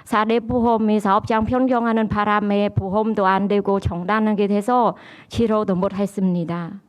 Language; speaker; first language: Korean; non-native, learner; Khmer